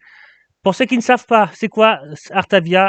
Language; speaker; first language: French; native; French